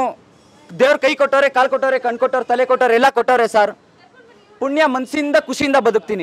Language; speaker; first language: Kannada; native; Kannada